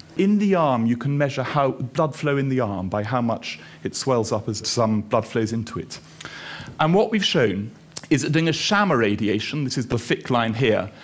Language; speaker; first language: English; native; English